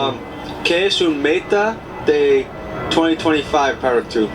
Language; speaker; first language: Spanish; non-native, learner; English